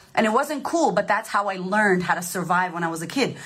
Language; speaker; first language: English; native; English